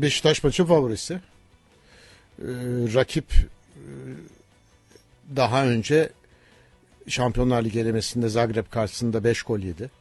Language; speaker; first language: Turkish; native; Turkish